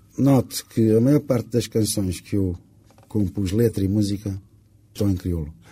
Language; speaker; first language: Portuguese; non-native, local second language; Kabuverdianu